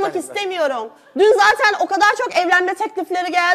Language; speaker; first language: Turkish; native; Turkish